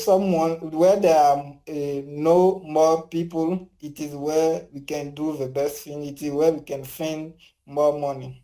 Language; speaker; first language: English; non-native, learner; French